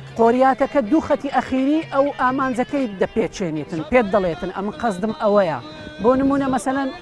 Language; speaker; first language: Central Kurdish; non-native, local second language; Azerbaijani